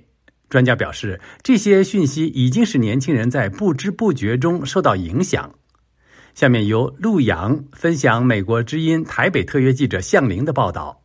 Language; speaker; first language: Chinese; native; Chinese